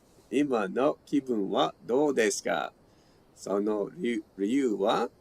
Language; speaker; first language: Japanese; non-native, learner; English